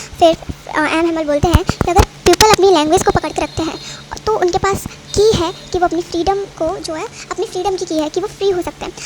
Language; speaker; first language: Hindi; native; Hindi